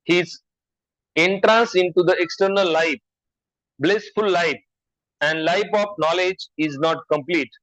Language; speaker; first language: English; non-native, local second language; Marathi